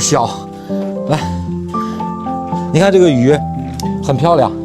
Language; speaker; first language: Chinese; native; Chinese